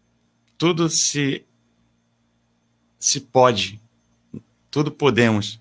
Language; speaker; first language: Spanish; non-native, learner; Portuguese